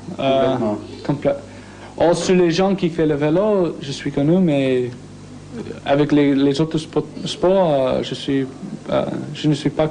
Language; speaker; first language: French; non-native, learner; English